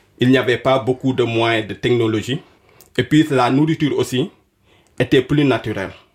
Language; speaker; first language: French; non-native, local second language; Wolof